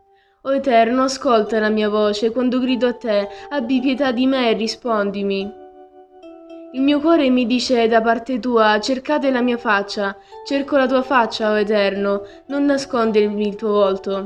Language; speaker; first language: Italian; native; Italian